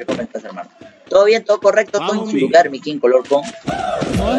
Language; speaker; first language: Spanish; native; Spanish